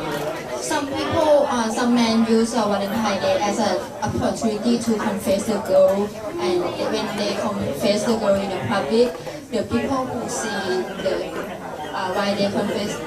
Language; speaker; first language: English; non-native, learner; Thai